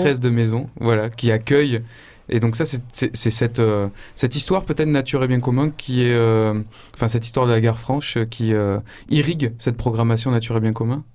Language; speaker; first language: French; native; French